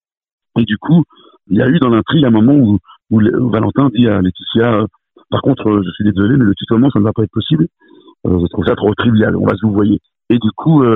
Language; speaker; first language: French; native; French